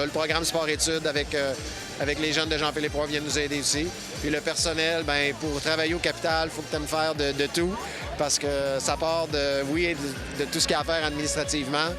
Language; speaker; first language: French; native; French